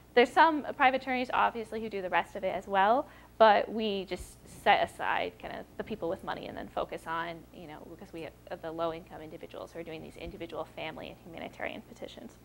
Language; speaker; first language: English; native; English